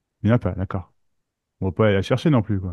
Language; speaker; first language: French; native; French